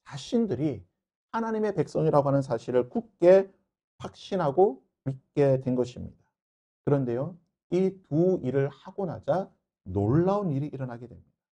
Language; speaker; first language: Korean; native; Korean